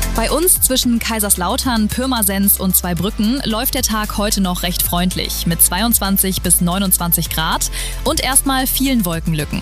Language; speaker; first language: German; native; German